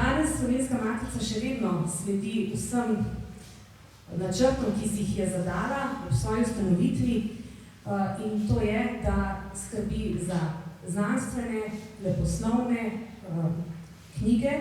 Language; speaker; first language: Slovenian; native; Slovenian